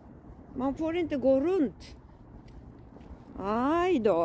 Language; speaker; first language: Swedish; non-native, fluent; Japanese